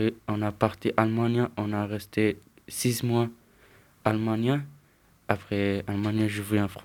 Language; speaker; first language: French; non-native, learner; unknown